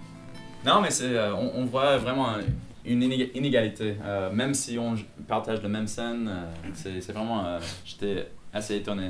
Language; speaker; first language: French; non-native, fluent; English